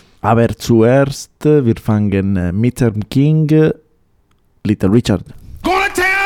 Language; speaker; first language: German; non-native, fluent; Italian